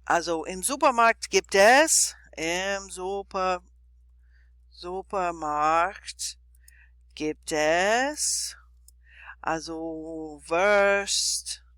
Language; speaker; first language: German; non-native, fluent; English